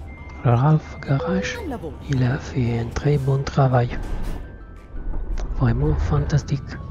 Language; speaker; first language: French; non-native, learner; Italian